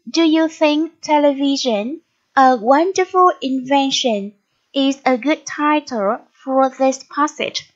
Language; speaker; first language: English; non-native, fluent; Vietnamese